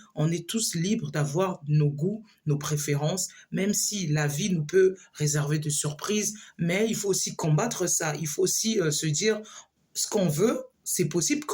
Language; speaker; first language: French; non-native, local second language; Lingala